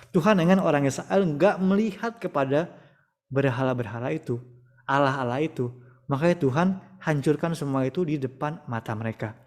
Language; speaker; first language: Indonesian; native; Indonesian